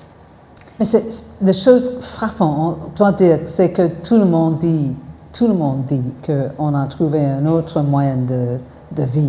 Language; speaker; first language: French; non-native, fluent; English